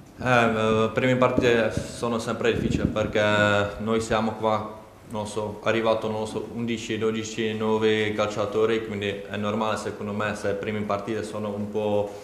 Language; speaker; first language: Italian; non-native, learner; Czech